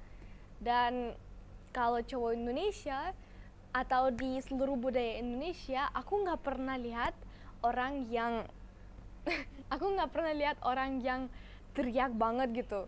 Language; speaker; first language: Indonesian; non-native, fluent; German